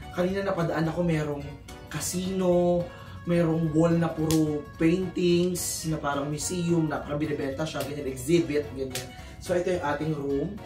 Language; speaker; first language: Filipino; native; Filipino